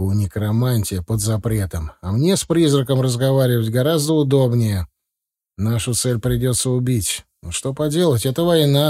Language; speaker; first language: Russian; native; Russian